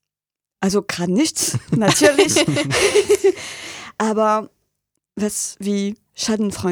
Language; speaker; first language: German; non-native, fluent; French